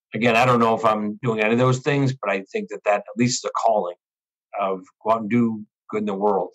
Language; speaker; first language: English; native; English